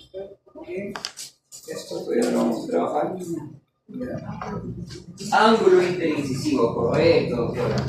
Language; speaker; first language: Spanish; native; Spanish